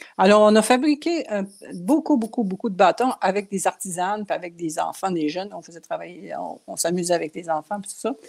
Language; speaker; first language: French; non-native, local second language; Cree